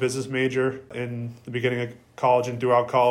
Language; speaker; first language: English; native; English